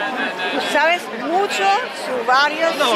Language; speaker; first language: Spanish; non-native, learner; French